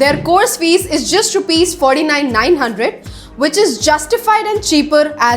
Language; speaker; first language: English; non-native, local second language; Hindi